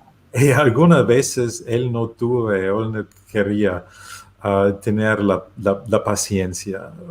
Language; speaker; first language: Spanish; non-native, learner; German